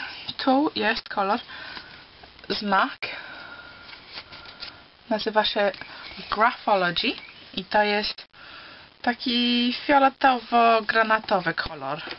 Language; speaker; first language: Polish; early bilingual, heritage; Polish